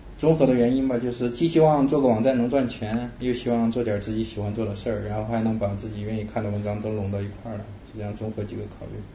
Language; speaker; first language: Chinese; native; Chinese